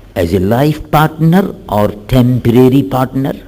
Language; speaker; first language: English; non-native, local second language; Urdu